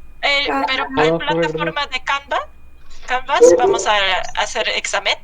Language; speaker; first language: Spanish; non-native, learner; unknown